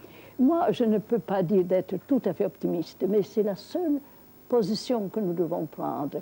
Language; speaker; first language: French; non-native, fluent; Italian